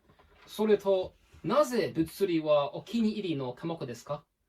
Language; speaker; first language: Japanese; non-native, fluent; English